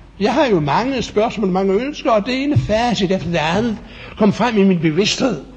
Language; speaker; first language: Danish; native; Danish